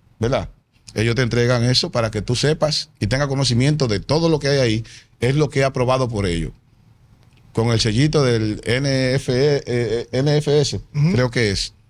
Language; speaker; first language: Spanish; native; Spanish